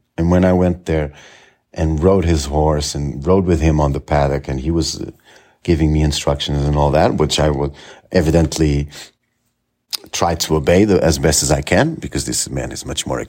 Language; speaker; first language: English; non-native, fluent; Portuguese